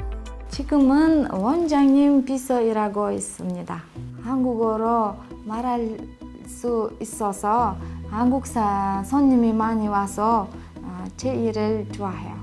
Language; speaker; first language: Korean; non-native, learner; Uzbek